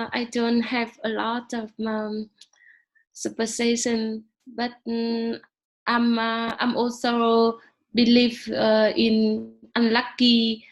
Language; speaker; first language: English; non-native, learner; Vietnamese